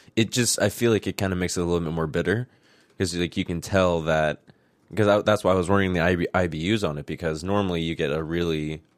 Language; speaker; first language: English; native; English